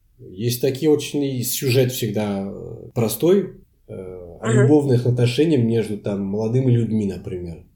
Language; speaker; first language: Russian; non-native, fluent; Portuguese